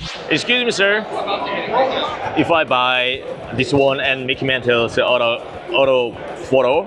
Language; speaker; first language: English; non-native, learner; Korean